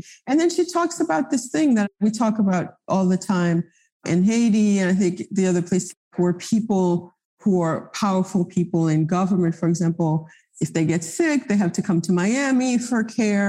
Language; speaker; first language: English; non-native, fluent; Haitian Creole